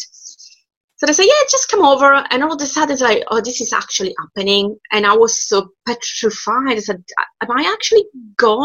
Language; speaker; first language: English; non-native, fluent; Italian